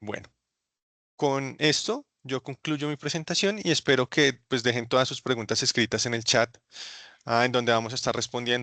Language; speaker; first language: Spanish; native; Spanish